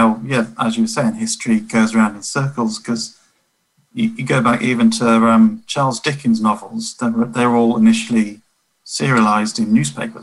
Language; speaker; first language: English; native; English